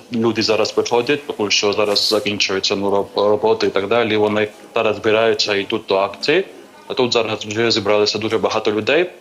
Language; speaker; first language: Ukrainian; non-native, fluent; Georgian